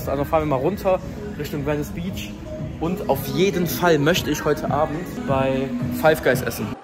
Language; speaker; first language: German; native; German